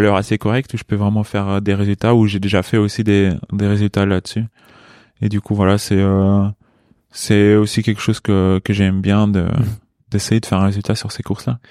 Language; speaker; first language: French; native; French